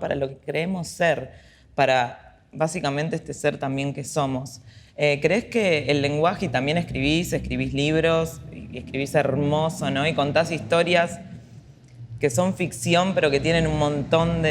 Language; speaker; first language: Spanish; native; Spanish